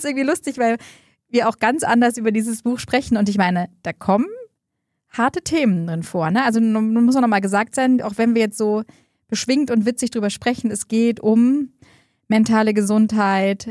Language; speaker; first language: German; native; German